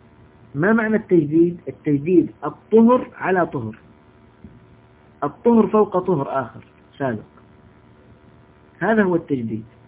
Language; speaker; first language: Arabic; native; Arabic